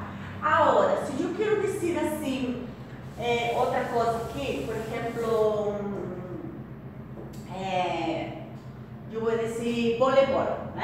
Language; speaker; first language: Spanish; non-native, fluent; Portuguese